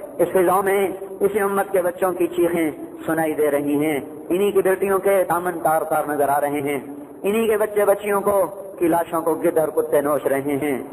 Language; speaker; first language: Urdu; non-native, local second language; Punjabi